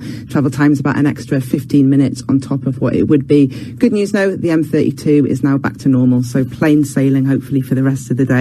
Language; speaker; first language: English; native; English